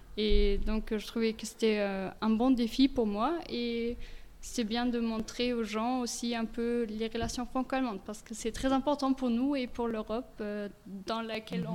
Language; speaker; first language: French; non-native, fluent; German